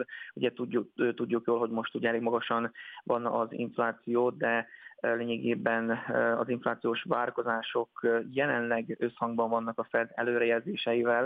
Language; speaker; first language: Hungarian; native; Hungarian